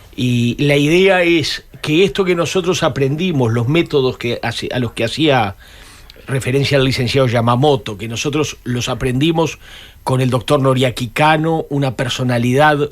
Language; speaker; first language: Spanish; native; Spanish